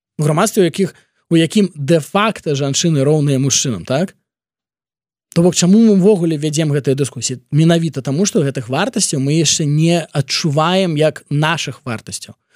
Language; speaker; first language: Belarusian; non-native, local second language; Russian